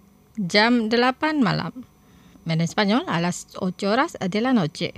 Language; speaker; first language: Spanish; non-native, fluent; Indonesian